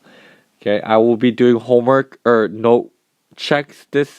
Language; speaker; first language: English; native; English